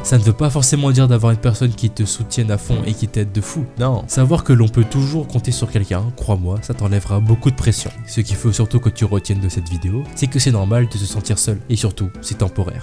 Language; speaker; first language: French; native; French